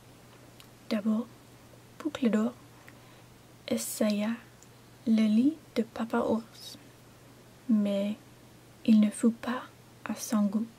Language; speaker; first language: French; non-native, learner; English